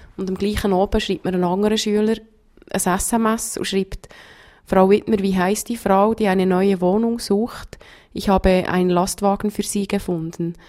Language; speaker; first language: German; native; German